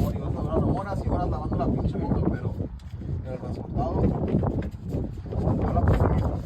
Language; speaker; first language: Spanish; early bilingual, heritage; Spanish